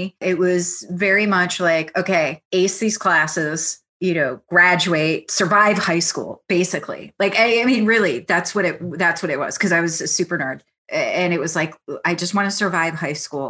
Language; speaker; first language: English; early bilingual, other home language; Italian